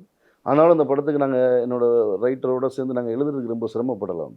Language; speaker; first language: Tamil; native; Tamil